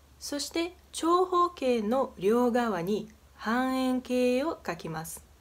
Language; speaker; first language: Japanese; non-native, fluent; Portuguese